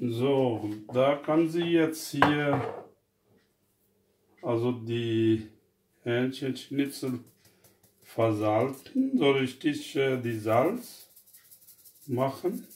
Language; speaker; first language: German; non-native, learner; Urdu